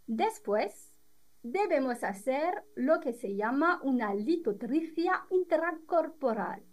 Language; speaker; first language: Spanish; non-native, fluent; French